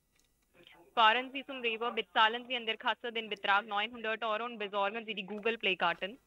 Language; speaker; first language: German; non-native, learner; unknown